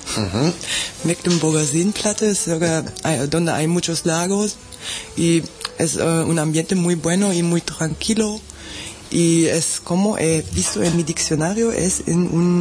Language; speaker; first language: Spanish; non-native, fluent; German